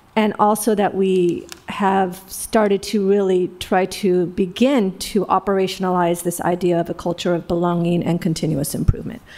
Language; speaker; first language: English; native; English